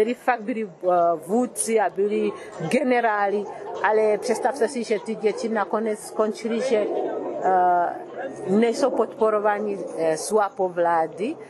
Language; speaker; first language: Czech; early bilingual, other home language; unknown